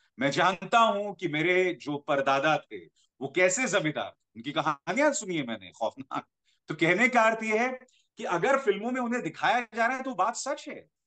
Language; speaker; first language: Hindi; native; Hindi